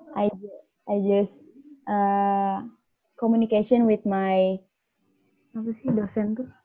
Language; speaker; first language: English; non-native, learner; Indonesian